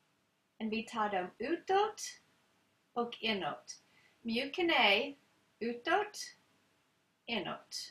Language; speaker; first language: Swedish; non-native, learner; English